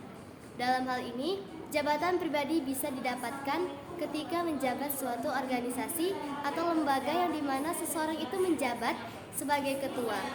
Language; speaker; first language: Indonesian; native; Indonesian